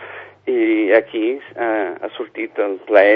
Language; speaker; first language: Catalan; non-native, fluent; English